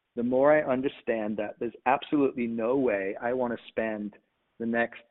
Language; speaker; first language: English; native; English